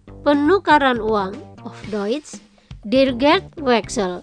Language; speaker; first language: German; non-native, fluent; Indonesian